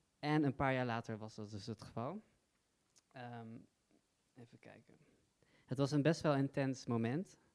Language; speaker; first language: Dutch; early bilingual, other home language; Persian